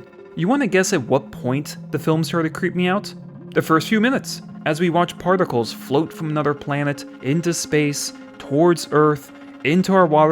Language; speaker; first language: English; native; English